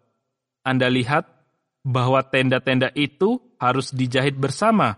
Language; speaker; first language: Indonesian; native; Indonesian